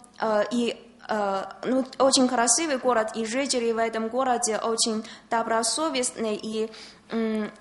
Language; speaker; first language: Russian; non-native, learner; Chinese